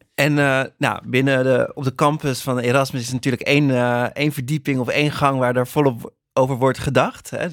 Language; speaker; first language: Dutch; native; Dutch